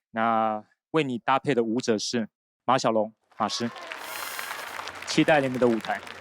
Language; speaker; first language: Chinese; native; Chinese